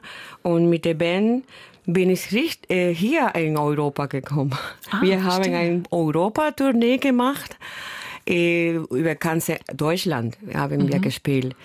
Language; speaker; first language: German; non-native, fluent; Spanish